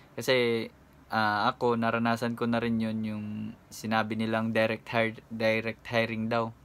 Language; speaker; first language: Filipino; non-native, local second language; Cebuano